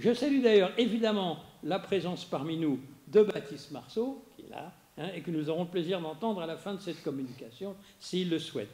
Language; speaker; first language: French; native; French